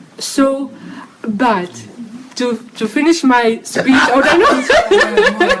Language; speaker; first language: English; non-native, learner; Russian